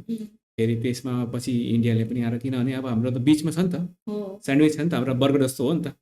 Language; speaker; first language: Nepali; native; Nepali